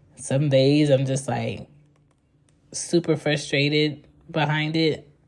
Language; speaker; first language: English; native; English